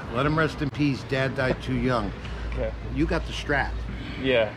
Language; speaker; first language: English; native; English